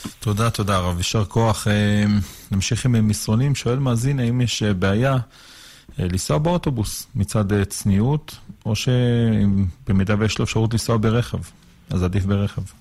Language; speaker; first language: Hebrew; native; Hebrew